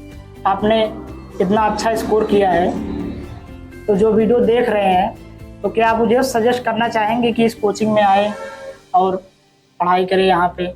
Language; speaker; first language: Hindi; native; Hindi